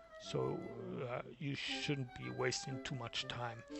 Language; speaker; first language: English; non-native, fluent; German